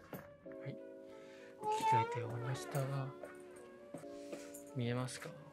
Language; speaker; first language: Japanese; non-native, fluent; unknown